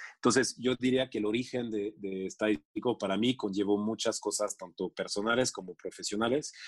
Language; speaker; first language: Spanish; non-native, fluent; French